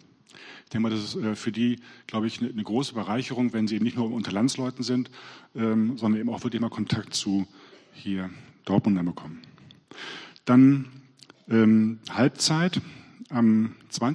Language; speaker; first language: German; native; German